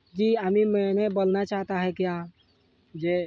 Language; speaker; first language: Hindi; non-native, learner; Bangla